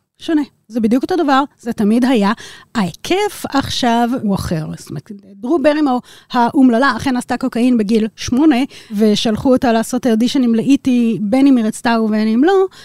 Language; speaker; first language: Hebrew; native; Hebrew